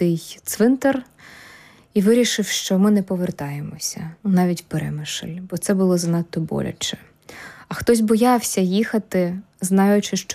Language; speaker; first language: Ukrainian; native; Ukrainian